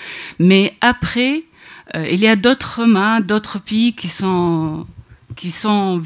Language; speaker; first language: French; non-native, local second language; Arabic